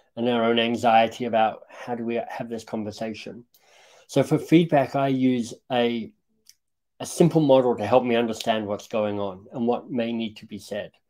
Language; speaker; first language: English; native; English